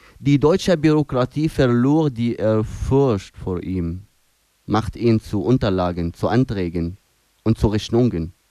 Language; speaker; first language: German; non-native, fluent; Arabic